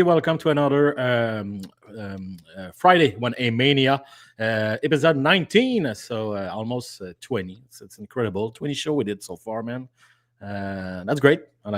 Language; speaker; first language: English; non-native, fluent; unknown